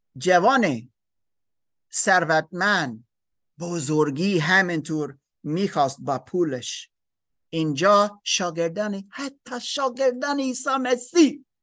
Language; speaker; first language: Persian; non-native, learner; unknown